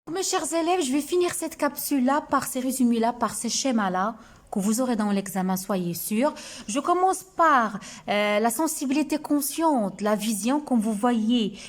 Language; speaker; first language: French; non-native, local second language; Arabic